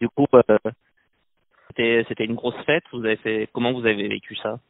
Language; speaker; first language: French; native; French